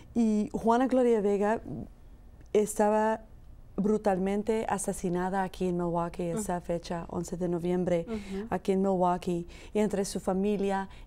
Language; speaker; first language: Spanish; early bilingual, heritage; Spanish